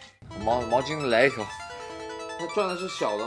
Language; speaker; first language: Chinese; native; Chinese